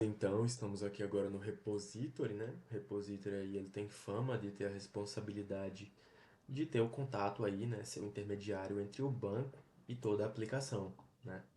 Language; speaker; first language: Portuguese; native; Portuguese